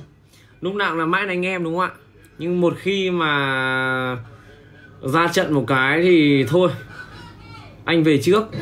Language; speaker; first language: Vietnamese; native; Vietnamese